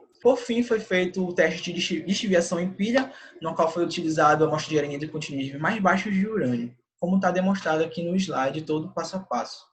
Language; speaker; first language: Portuguese; native; Portuguese